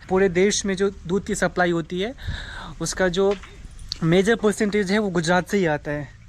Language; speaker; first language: Hindi; native; Hindi